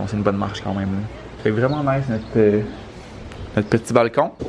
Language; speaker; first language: French; native; French